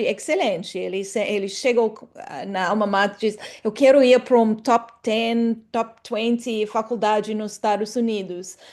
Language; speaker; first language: Portuguese; non-native, fluent; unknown